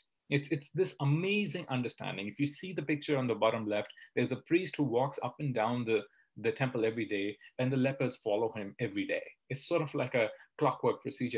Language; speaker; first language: English; non-native, local second language; Hindi